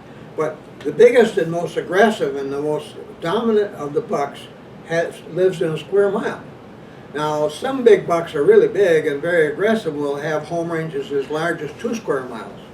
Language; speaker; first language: English; native; English